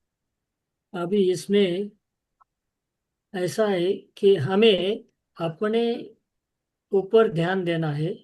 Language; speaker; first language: Hindi; non-native, local second language; Marathi